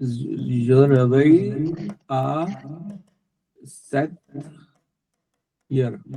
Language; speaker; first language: English; non-native, local second language; Hindi